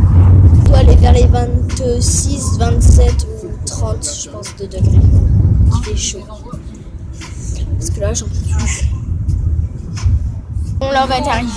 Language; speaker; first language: French; native; French